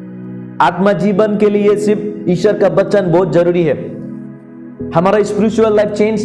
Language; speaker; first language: Hindi; non-native, local second language; Kok Borok